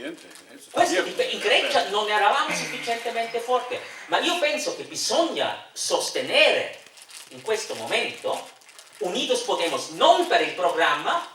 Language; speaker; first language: Italian; non-native, fluent; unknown